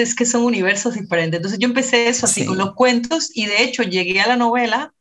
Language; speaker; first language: Spanish; native; Spanish